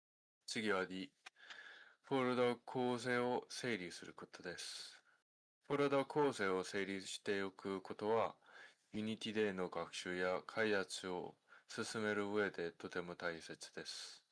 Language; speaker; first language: Japanese; non-native, fluent; Korean